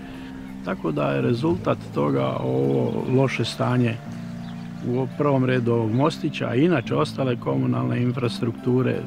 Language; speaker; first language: Croatian; native; Croatian